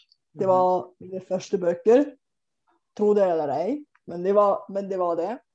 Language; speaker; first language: Norwegian; non-native, fluent; Bulgarian